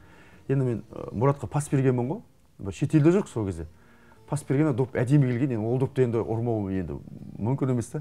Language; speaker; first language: Kazakh; native; Kazakh